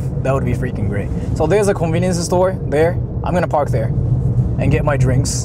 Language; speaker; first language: English; native; English